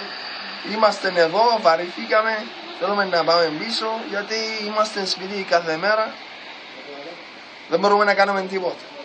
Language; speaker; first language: Greek; non-native, learner; Arabic